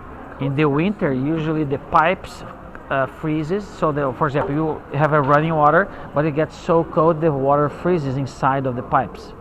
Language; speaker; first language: English; non-native, fluent; Portuguese